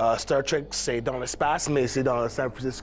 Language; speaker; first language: French; non-native, local second language; English